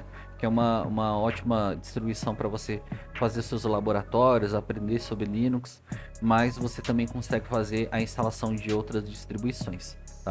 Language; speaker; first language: Portuguese; native; Portuguese